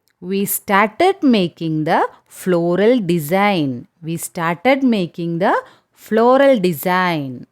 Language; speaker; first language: English; non-native, local second language; Malayalam